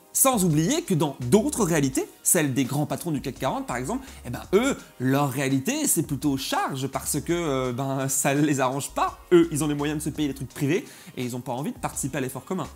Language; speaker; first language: French; native; French